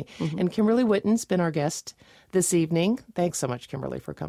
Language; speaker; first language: English; native; English